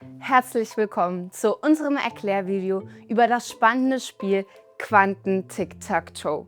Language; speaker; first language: German; native; German